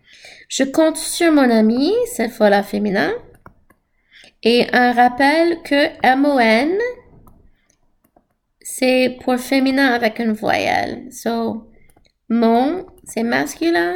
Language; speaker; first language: French; non-native, fluent; English